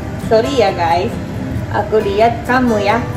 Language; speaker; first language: Indonesian; non-native, learner; Japanese